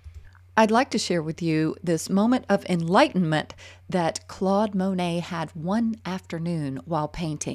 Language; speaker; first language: English; native; English